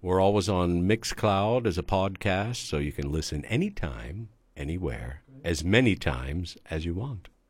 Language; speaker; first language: English; native; English